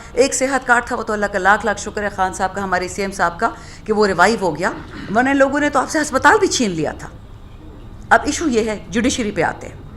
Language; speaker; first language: Urdu; non-native, local second language; Pashto